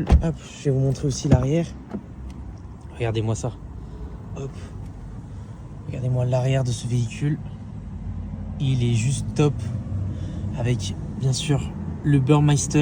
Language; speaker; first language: French; native; French